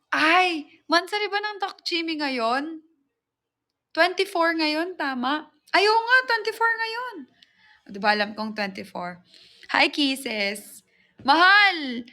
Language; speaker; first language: Filipino; non-native, local second language; Waray